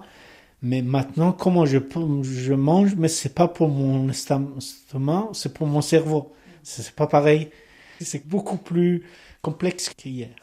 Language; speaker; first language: French; non-native, learner; Persian